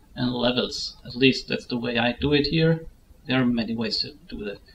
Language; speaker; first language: English; non-native, fluent; German